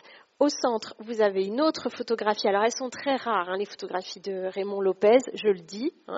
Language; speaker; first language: French; native; French